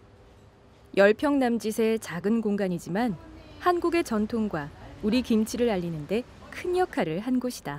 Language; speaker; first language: Korean; native; Korean